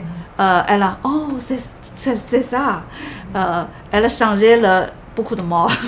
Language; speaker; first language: French; non-native, learner; Chinese